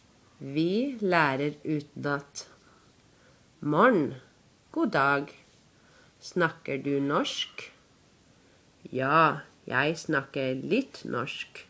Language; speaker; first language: Norwegian; non-native, learner; English